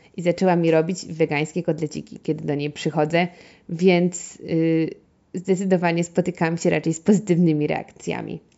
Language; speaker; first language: Polish; native; Polish